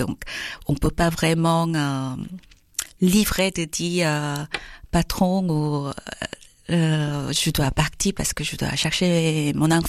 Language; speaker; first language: French; non-native, learner; Korean